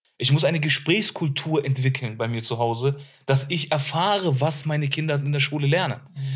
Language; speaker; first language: German; early bilingual, other home language; Arabic